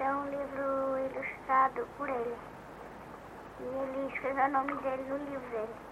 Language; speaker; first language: Portuguese; early bilingual, heritage; Portuguese